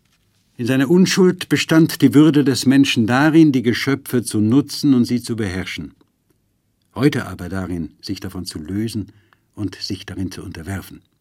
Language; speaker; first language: German; native; German